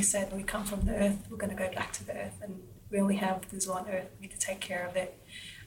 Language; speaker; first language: English; native; English